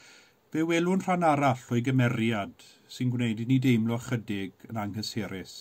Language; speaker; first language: Welsh; native; Welsh